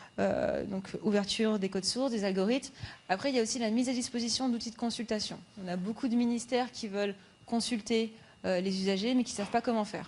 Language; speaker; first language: French; native; French